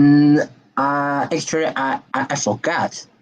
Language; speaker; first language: English; non-native, learner; Chinese